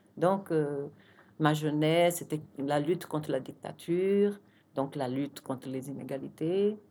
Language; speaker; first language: French; non-native, fluent; Portuguese